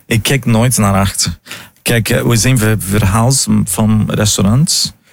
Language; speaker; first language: Dutch; non-native, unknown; Portuguese